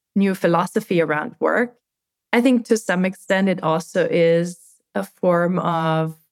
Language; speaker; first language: English; non-native, fluent; German